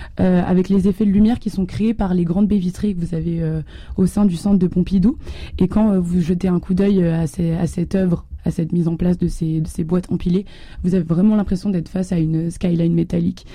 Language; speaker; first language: French; native; French